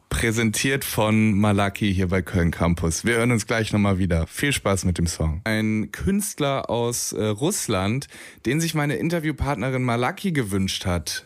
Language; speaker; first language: German; native; German